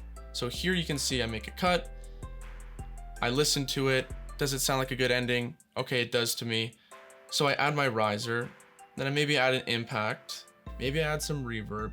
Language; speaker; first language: English; native; English